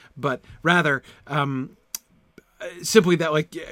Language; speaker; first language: English; native; English